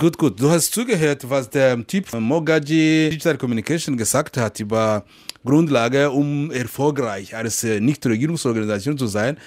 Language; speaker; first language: German; non-native, fluent; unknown